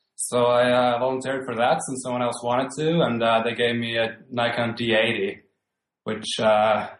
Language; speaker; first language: English; non-native, fluent; Finnish